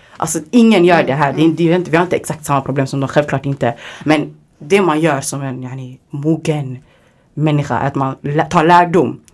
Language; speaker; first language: Swedish; early bilingual, other home language; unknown